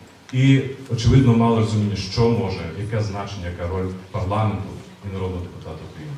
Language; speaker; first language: Ukrainian; native; Ukrainian